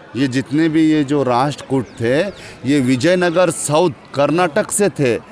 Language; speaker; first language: Hindi; non-native, local second language; Marathi